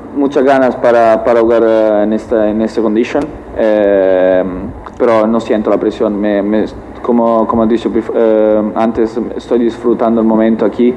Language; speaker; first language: Spanish; non-native, learner; Italian